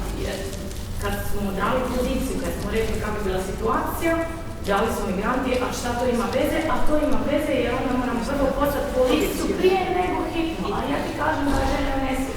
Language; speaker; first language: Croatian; non-native, fluent; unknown